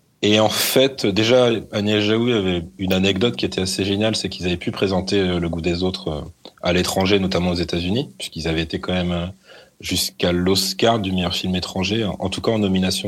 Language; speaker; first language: French; native; French